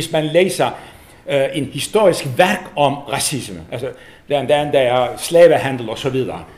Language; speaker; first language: Danish; non-native, fluent; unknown